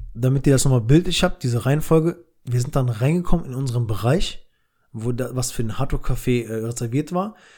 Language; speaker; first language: German; early bilingual, other home language; Albanian